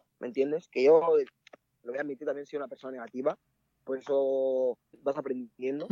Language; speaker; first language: Spanish; early bilingual, other home language; Mandingo